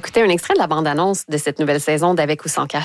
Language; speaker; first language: French; native; French